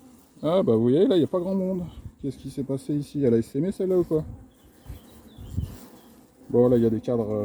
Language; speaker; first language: French; native; French